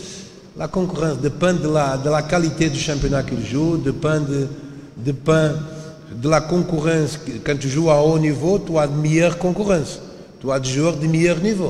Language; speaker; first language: French; non-native, learner; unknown